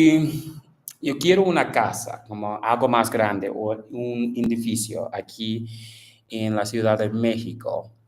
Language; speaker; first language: Spanish; non-native, learner; English